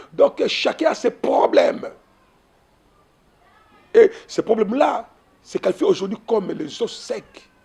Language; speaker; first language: French; non-native, local second language; Lingala